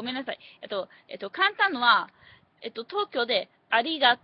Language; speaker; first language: Japanese; non-native, learner; English